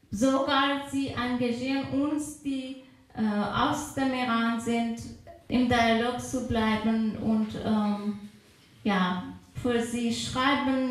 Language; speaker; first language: German; non-native, fluent; Persian